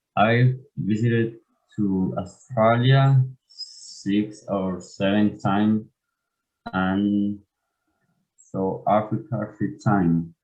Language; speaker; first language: English; non-native, learner; Spanish